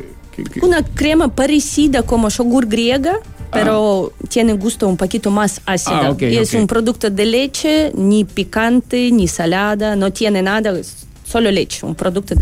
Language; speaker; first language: Spanish; non-native, learner; Russian